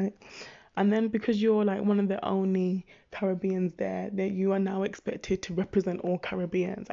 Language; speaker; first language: English; native; English